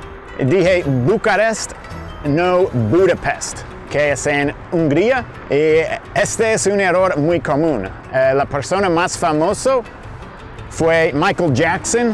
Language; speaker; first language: Spanish; non-native, fluent; English